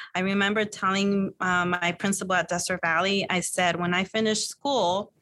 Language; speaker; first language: English; early bilingual, other home language; Spanish